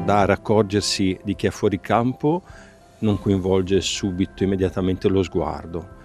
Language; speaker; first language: Italian; native; Italian